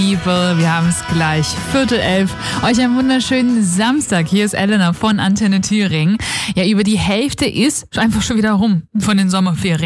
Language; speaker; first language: German; native; German